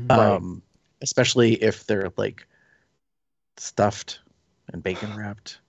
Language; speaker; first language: English; native; English